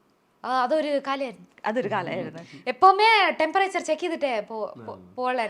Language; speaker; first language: Malayalam; non-native, local second language; Tamil